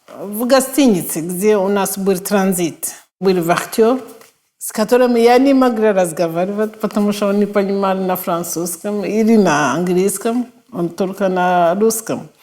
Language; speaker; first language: Russian; non-native, fluent; Kinyarwanda